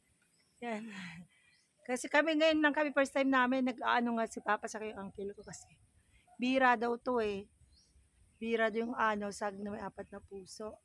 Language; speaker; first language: Filipino; non-native, local second language; Bikol